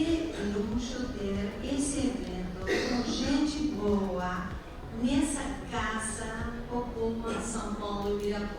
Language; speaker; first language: Portuguese; non-native, fluent; Spanish